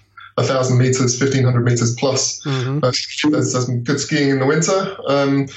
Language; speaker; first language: English; native; English